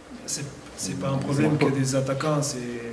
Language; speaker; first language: French; non-native, fluent; Portuguese